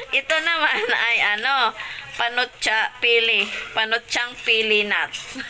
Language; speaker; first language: Filipino; non-native, local second language; Cebuano